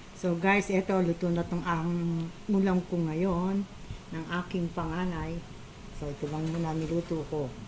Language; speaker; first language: Filipino; native; Filipino